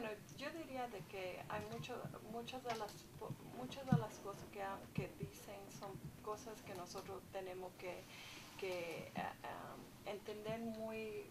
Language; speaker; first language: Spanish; early bilingual, heritage; Spanish